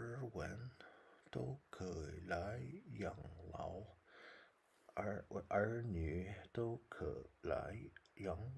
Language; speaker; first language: Chinese; non-native, learner; English